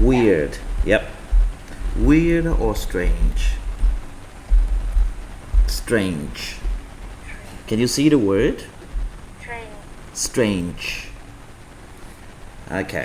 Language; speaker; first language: English; non-native, fluent; Vietnamese